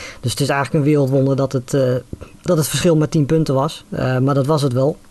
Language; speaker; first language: Dutch; native; Dutch